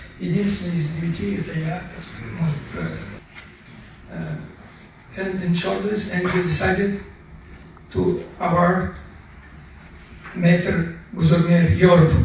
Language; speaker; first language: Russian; non-native, local second language; Tajik